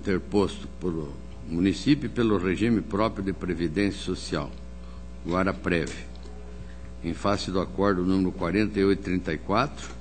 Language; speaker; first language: Portuguese; native; Portuguese